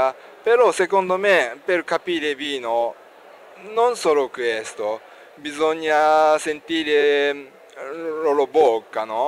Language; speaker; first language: Italian; non-native, learner; Japanese